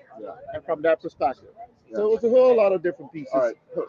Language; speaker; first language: English; native; English